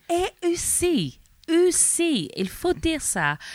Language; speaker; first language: French; non-native, learner; English